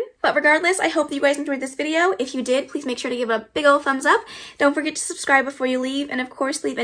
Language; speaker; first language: English; native; English